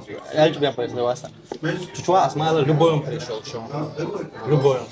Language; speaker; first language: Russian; non-native, local second language; Chechen